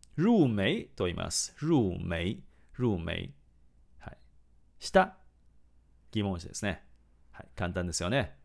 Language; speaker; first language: Japanese; non-native, fluent; Chinese